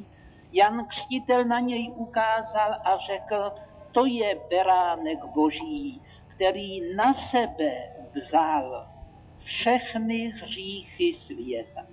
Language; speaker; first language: Czech; native; Czech